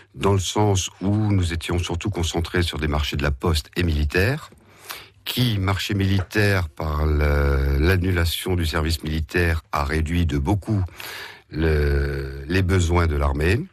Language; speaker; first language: French; native; French